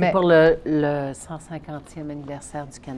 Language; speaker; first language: French; native; French